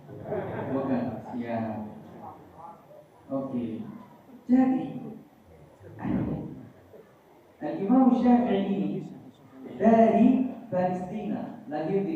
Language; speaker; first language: Indonesian; non-native, fluent; Arabic